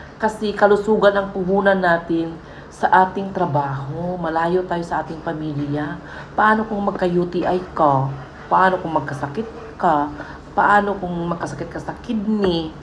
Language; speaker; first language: Filipino; non-native, local second language; Iloko